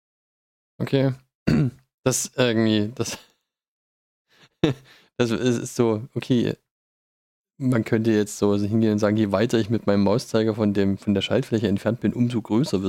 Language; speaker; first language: German; native; German